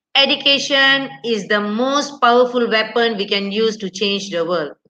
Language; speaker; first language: English; non-native, local second language; Malay